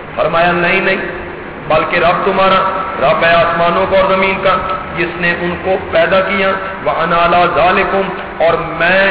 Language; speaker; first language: Urdu; non-native, local second language; Punjabi